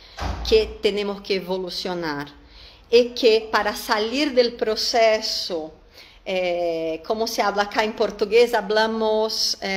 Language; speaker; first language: Spanish; non-native, fluent; Portuguese